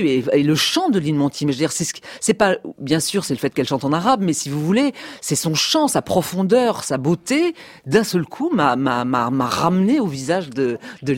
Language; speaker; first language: French; native; French